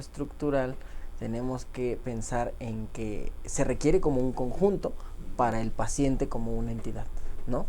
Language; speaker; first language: Spanish; native; Spanish